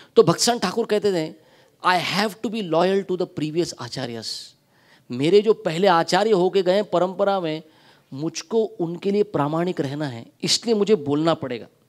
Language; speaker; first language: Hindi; non-native, local second language; Marathi